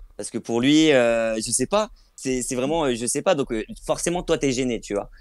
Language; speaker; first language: French; native; French